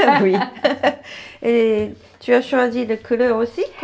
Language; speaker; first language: French; non-native, learner; Japanese